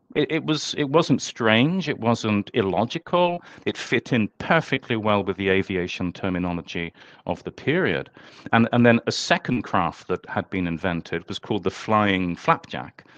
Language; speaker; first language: English; native; English